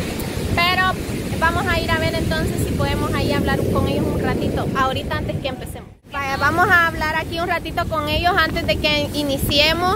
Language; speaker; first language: Spanish; native; Spanish